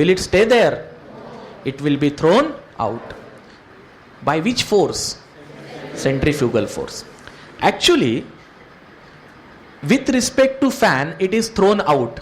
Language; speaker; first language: English; non-native, local second language; Marathi